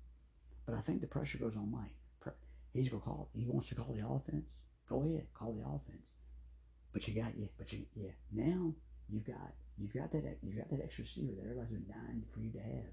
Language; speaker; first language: English; native; English